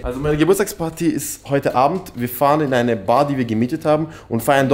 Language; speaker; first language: German; early bilingual, other home language; Persian